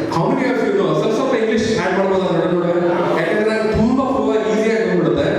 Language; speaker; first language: Kannada; non-native, local second language; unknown